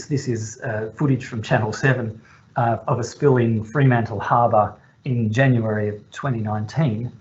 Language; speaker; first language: English; native; English